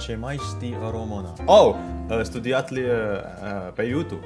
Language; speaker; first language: Romanian; non-native, learner; Indonesian